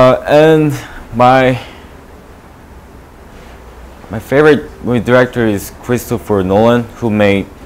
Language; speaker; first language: English; non-native, learner; Korean